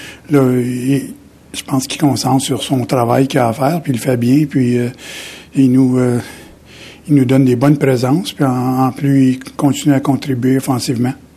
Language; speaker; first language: French; native; French